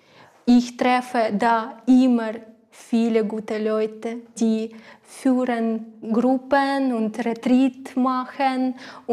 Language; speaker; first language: German; non-native, learner; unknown